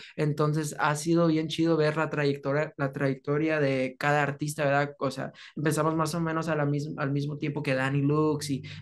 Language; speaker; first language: Spanish; early bilingual, heritage; Spanish